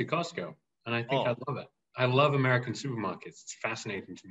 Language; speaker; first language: English; native; English